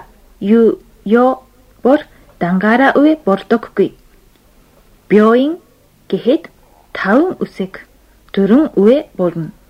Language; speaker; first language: Mongolian; non-native, fluent; Japanese